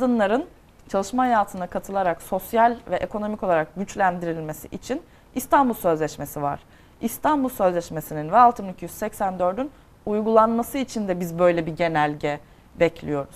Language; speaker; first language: Turkish; native; Turkish